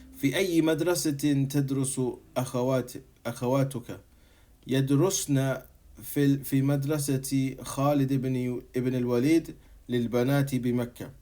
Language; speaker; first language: Arabic; non-native, fluent; English